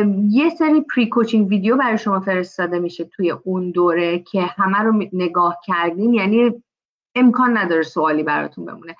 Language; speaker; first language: Persian; early bilingual, heritage; Persian